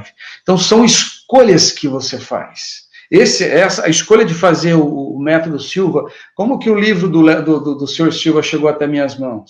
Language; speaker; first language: Portuguese; native; Portuguese